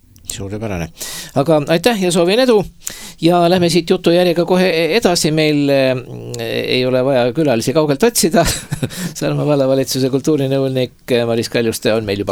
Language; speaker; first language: Estonian; native; Estonian